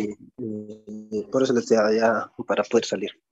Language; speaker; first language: Spanish; native; Spanish